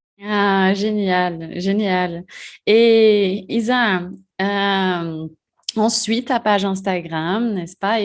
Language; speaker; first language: French; non-native, fluent; Portuguese